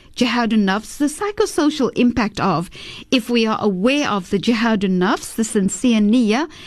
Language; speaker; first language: English; early bilingual, other home language; Afrikaans